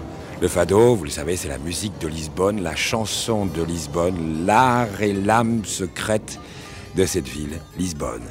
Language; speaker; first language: French; native; French